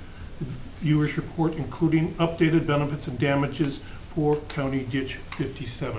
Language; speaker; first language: English; native; English